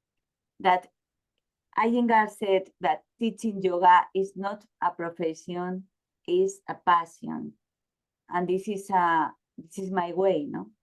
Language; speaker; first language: English; non-native, learner; Spanish